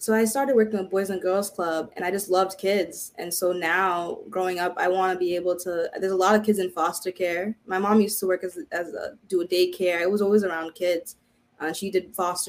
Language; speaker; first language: English; early bilingual, other home language; Haitian Creole